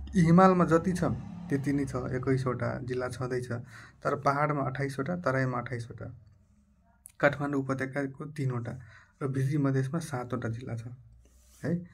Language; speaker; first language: Nepali; non-native, local second language; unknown